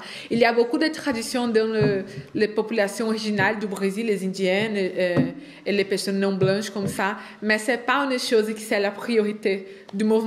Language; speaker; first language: French; non-native, fluent; Portuguese